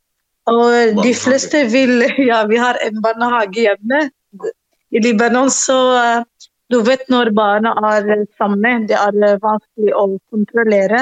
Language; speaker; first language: Norwegian; non-native, learner; Arabic